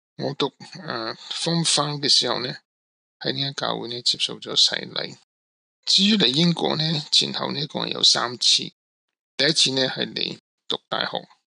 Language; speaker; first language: Cantonese; non-native, local second language; Min Nan Chinese